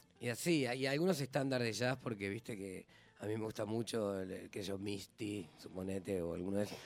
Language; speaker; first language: Spanish; native; Spanish